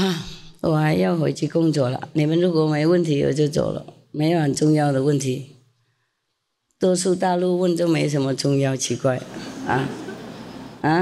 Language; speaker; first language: Chinese; non-native, fluent; Vietnamese